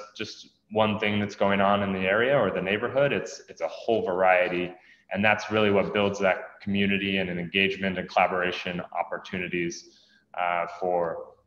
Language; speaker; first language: English; native; English